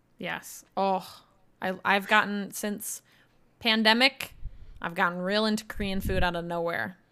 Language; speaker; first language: English; native; English